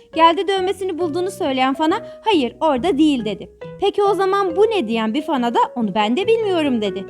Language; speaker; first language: Turkish; native; Turkish